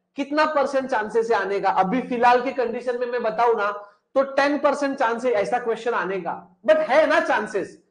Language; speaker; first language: Hindi; non-native, local second language; Marathi